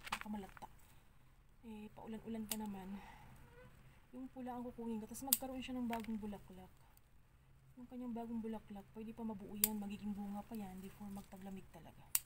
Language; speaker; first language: Filipino; non-native, local second language; Cebuano